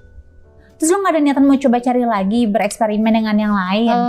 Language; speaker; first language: Indonesian; native; Indonesian